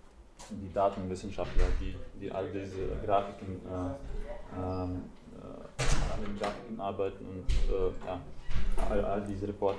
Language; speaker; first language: German; non-native, fluent; Latvian